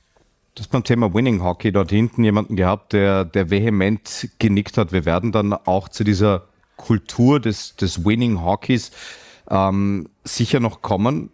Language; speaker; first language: German; native; German